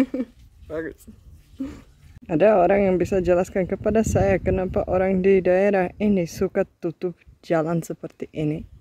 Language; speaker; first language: Indonesian; non-native, fluent; Czech